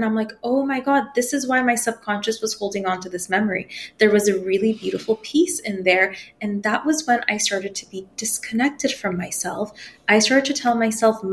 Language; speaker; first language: English; early bilingual, other home language; Persian